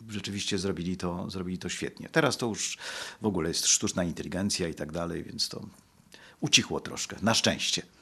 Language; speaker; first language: Polish; native; Polish